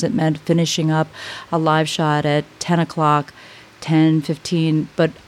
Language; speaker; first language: English; native; English